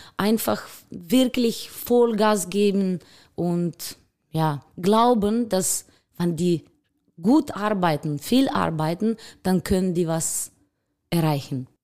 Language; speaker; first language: German; non-native, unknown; Ukrainian